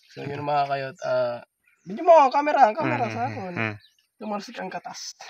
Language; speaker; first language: Filipino; non-native, local second language; Masbatenyo